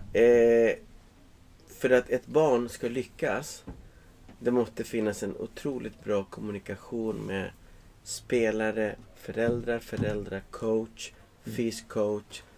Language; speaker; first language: Swedish; non-native, fluent; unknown